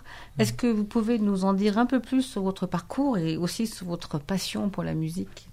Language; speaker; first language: French; native; French